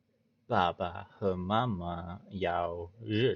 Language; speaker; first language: Chinese; non-native, learner; English